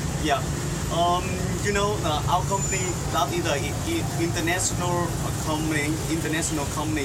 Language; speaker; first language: English; non-native, learner; Vietnamese